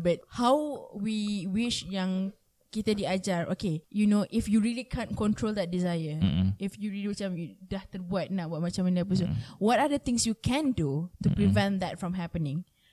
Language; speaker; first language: English; non-native, local second language; Malay